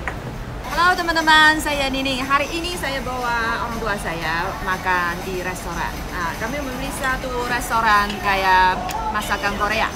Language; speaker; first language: Indonesian; non-native, fluent; Chinese